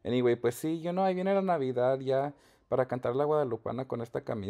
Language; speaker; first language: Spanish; early bilingual, heritage; Spanish